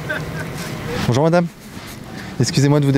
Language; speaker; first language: French; native; French